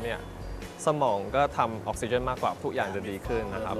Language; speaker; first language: Thai; non-native, fluent; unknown